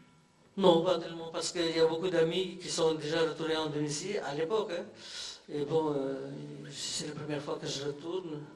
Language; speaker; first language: French; non-native, fluent; Indonesian